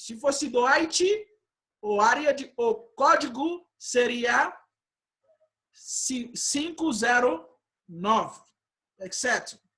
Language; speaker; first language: Portuguese; non-native, fluent; Haitian Creole